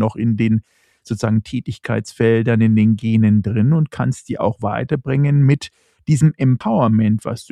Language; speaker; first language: German; native; German